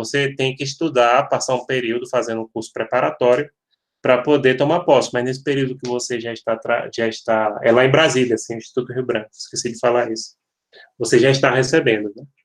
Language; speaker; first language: Portuguese; native; Portuguese